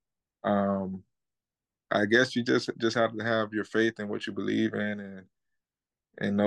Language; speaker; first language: English; native; English